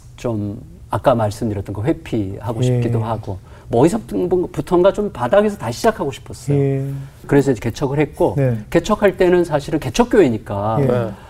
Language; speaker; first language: Korean; native; Korean